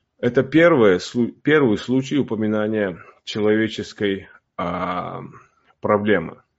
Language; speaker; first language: Russian; non-native, local second language; Uzbek